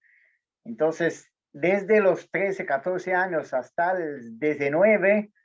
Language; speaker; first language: Spanish; non-native, learner; Portuguese